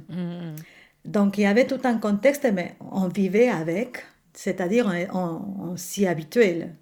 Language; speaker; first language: French; non-native, fluent; Spanish